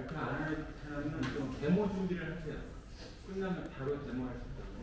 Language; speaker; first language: Korean; native; Korean